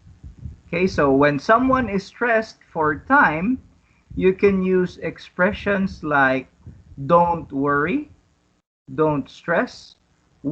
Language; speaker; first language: English; non-native, fluent; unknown